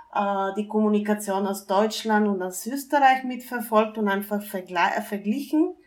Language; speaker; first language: German; non-native, fluent; Bulgarian